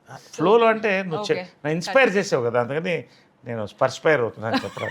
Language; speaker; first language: Telugu; native; Telugu